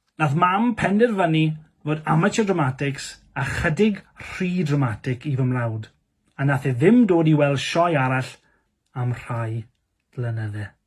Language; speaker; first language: Welsh; non-native, local second language; English